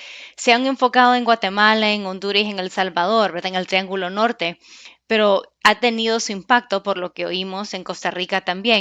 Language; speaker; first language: Spanish; native; Spanish